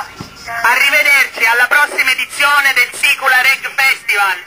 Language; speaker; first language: Italian; native; Italian